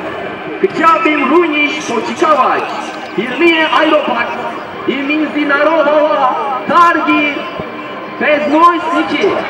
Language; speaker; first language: Polish; non-native, learner; Turkish